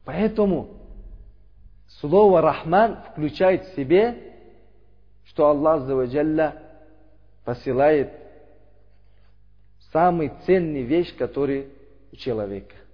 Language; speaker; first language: Russian; non-native, learner; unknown